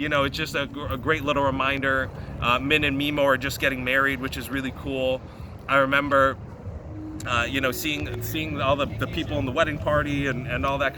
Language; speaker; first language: English; native; English